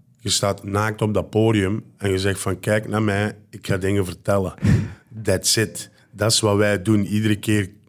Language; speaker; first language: Dutch; non-native, local second language; Turkish